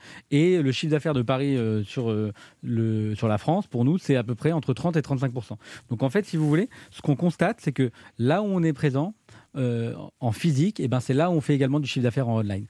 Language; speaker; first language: French; native; French